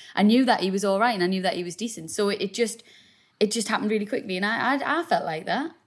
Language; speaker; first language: English; native; English